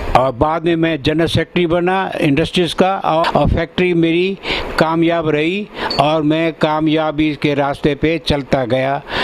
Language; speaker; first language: Hindi; early bilingual, other home language; Punjabi